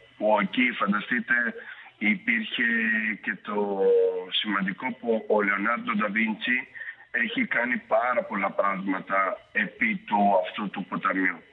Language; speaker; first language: Greek; early bilingual, heritage; Italian